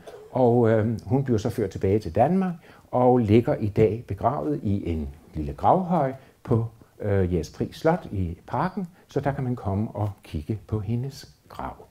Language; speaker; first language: Danish; native; Danish